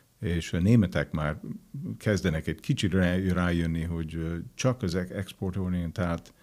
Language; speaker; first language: Hungarian; non-native, fluent; English